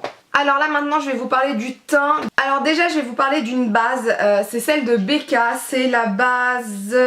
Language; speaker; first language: French; native; French